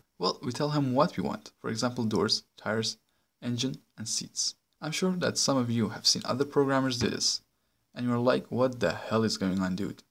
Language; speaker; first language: English; non-native, fluent; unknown